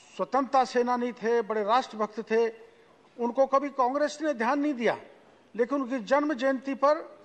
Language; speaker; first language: Hindi; native; Hindi